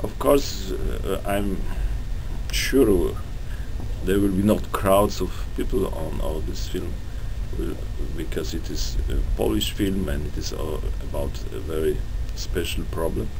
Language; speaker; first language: English; non-native, learner; Polish